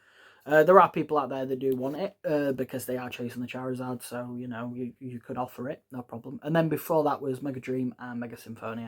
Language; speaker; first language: English; native; English